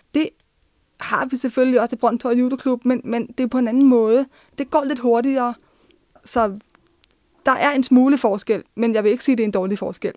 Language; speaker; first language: Danish; early bilingual, other home language; Turkish